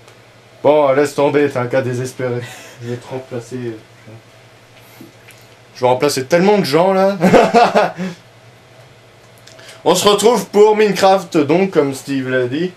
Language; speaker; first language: French; native; French